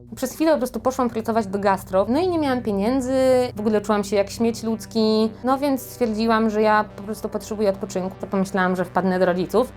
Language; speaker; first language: Polish; native; Polish